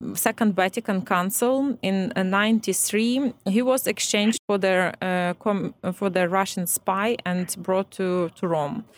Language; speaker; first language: English; non-native, fluent; Ukrainian